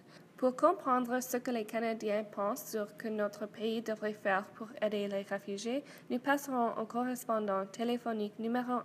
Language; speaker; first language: French; non-native, learner; English